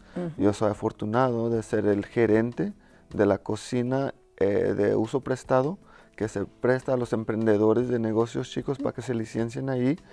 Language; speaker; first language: Spanish; early bilingual, heritage; Spanish